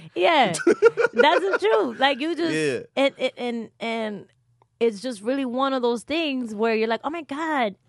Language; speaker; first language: English; early bilingual, other home language; Spanish